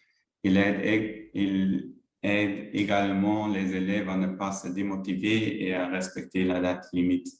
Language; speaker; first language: French; non-native, local second language; Luxembourgish